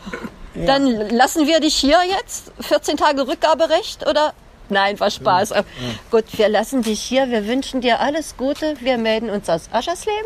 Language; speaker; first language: German; native; German